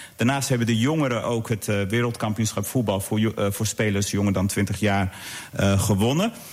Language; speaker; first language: Dutch; early bilingual, other home language; Arabic